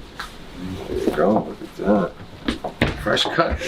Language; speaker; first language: English; native; English